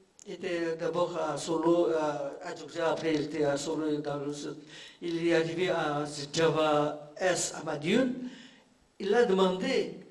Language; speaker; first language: French; non-native, fluent; Indonesian